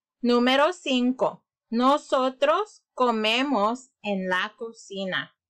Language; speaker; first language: Spanish; early bilingual, heritage; Spanish